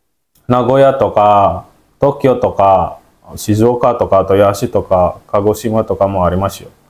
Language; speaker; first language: Japanese; non-native, learner; Indonesian